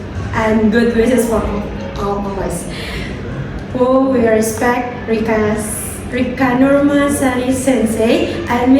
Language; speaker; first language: English; non-native, learner; Indonesian